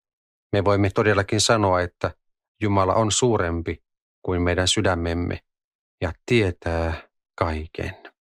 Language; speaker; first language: Finnish; native; Finnish